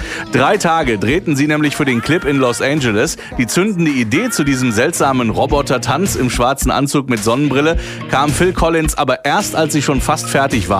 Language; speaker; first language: German; native; German